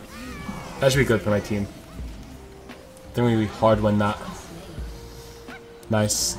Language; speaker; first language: English; native; English